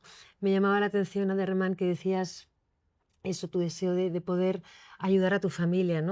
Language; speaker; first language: Spanish; native; Spanish